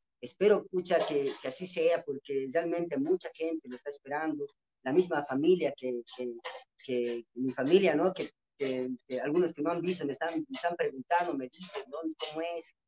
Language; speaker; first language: Spanish; non-native, local second language; Quechua